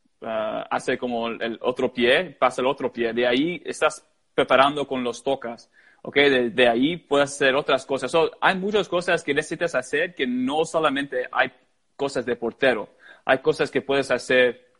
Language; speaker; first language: Spanish; early bilingual, heritage; English